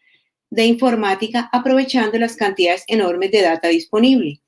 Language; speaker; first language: Spanish; native; Spanish